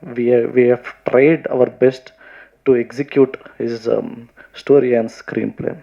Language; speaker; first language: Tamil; non-native, local second language; Kannada